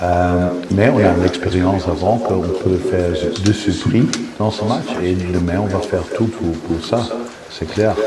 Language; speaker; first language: French; non-native, fluent; Dutch